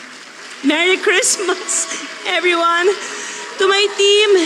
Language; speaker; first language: English; non-native, local second language; Filipino